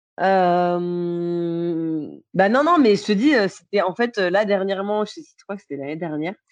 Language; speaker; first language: French; native; French